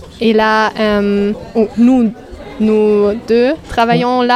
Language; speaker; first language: French; non-native, fluent; German